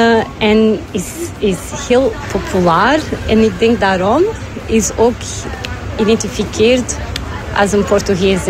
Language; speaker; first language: Dutch; non-native, learner; Portuguese